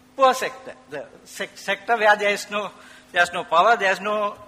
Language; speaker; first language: English; non-native, local second language; Sinhala